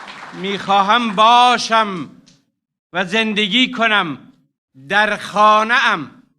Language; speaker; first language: Persian; non-native, local second language; Arabic